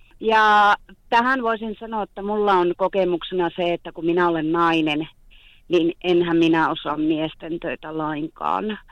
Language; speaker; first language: Finnish; native; Finnish